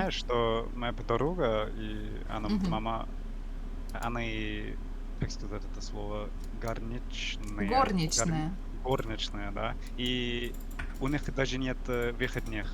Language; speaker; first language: Russian; non-native, learner; English